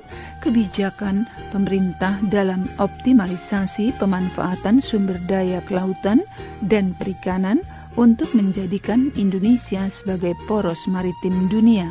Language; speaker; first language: Indonesian; native; Indonesian